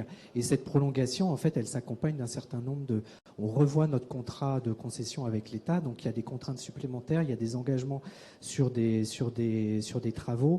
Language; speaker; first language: French; native; French